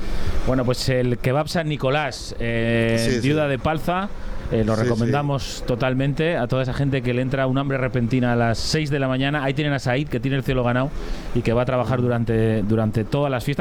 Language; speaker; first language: Spanish; native; Spanish